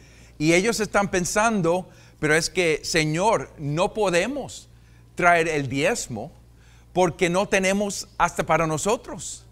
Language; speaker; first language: Spanish; non-native, fluent; English